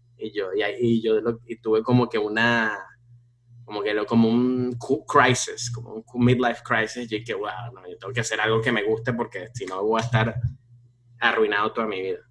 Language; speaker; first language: Spanish; native; Spanish